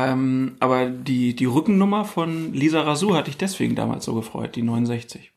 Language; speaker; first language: German; native; German